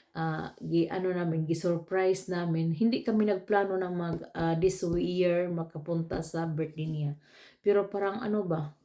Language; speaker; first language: Filipino; non-native, local second language; Cebuano